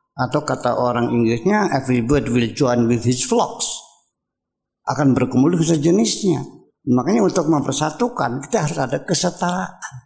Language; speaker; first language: Indonesian; native; Indonesian